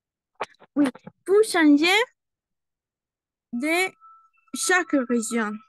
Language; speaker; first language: French; non-native, learner; Spanish